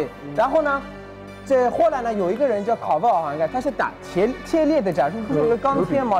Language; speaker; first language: Chinese; non-native, fluent; Persian